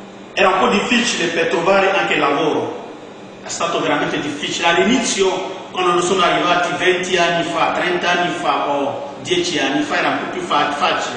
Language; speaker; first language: Italian; non-native, fluent; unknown